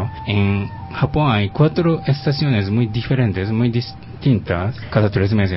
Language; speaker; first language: Spanish; non-native, fluent; Japanese